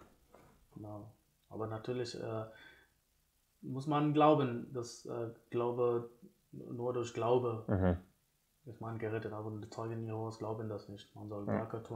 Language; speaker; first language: German; non-native, fluent; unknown